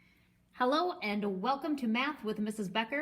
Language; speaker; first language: English; native; English